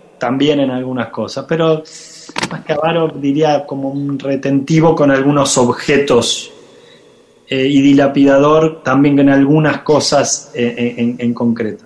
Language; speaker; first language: Spanish; native; Spanish